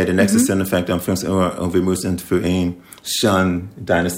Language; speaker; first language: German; non-native, learner; English